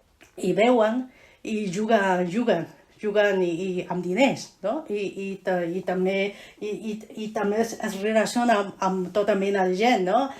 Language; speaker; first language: Catalan; non-native, fluent; Chinese